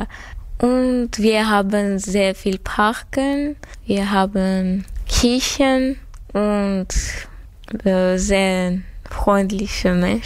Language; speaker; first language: German; non-native, learner; Armenian